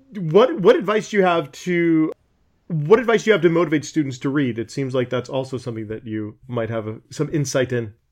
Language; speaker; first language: English; native; English